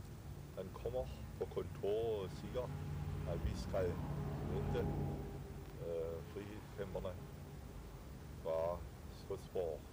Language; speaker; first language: Danish; non-native, fluent; German